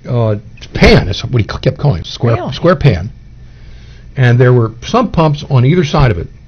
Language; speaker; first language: English; native; English